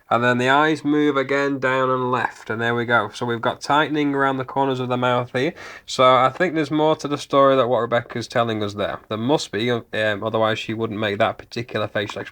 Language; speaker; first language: English; native; English